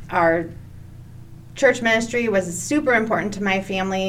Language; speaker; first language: English; native; English